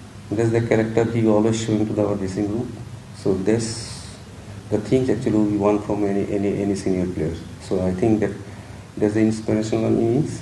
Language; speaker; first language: English; non-native, local second language; Bangla